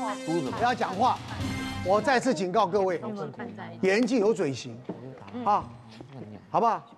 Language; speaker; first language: Chinese; native; Chinese